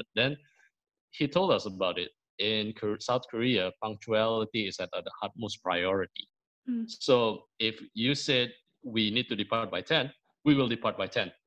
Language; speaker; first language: English; early bilingual, other home language; Indonesian